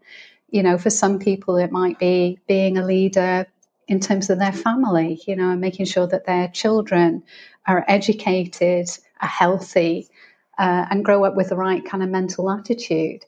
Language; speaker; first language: English; native; English